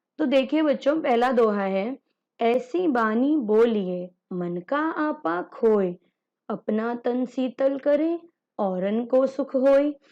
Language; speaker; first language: Hindi; native; Hindi